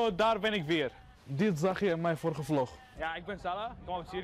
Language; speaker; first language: Dutch; non-native, learner; Arabic